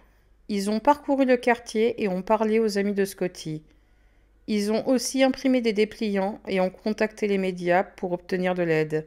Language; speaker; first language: French; native; French